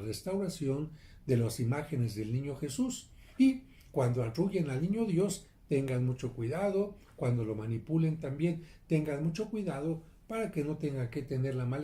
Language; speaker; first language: Spanish; native; Spanish